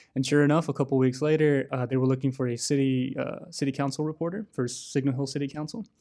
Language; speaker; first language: English; native; English